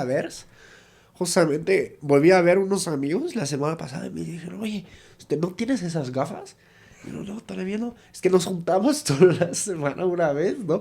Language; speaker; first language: Spanish; native; Spanish